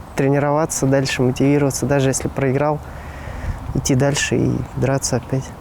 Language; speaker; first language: Russian; native; Russian